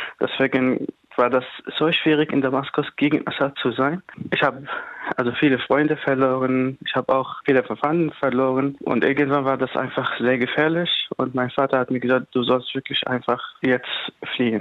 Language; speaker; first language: German; non-native, fluent; Arabic